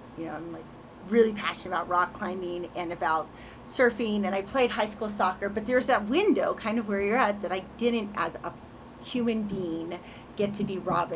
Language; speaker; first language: English; native; English